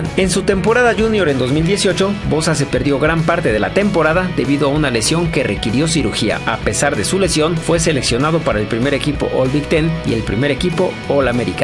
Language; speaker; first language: Spanish; native; Spanish